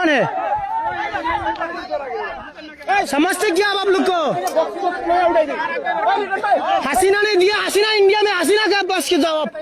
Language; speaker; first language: Hindi; non-native, learner; Bangla